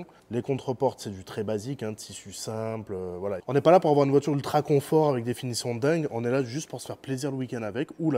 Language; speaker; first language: French; native; French